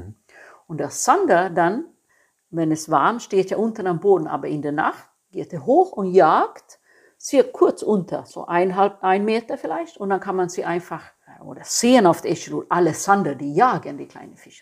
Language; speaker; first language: German; non-native, fluent; Swedish